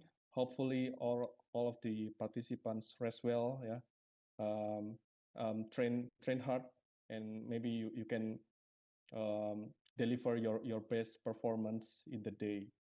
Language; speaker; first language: English; non-native, fluent; Indonesian